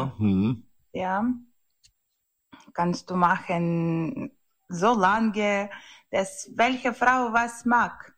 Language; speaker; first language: German; non-native, learner; Ukrainian